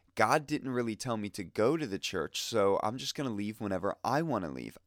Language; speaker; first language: English; native; English